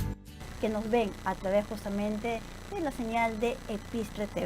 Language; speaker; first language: Spanish; native; Spanish